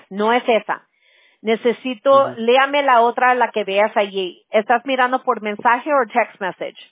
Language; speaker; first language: Spanish; early bilingual, heritage; English